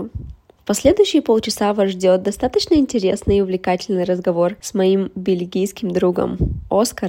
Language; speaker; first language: Russian; native; Russian